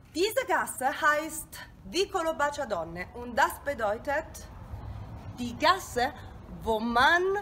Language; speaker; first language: German; non-native, fluent; Italian